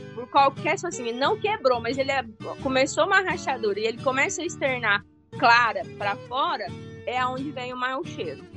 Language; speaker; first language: Portuguese; native; Portuguese